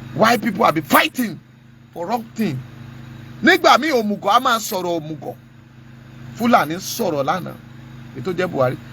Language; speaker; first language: English; non-native, local second language; Yoruba